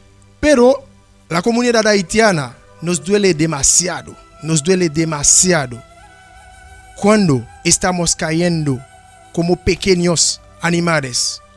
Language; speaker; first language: Spanish; non-native, learner; Haitian Creole